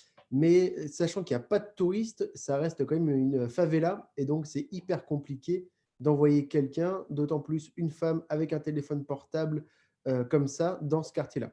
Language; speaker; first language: French; native; French